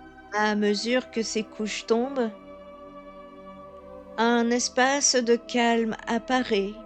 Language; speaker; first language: French; native; French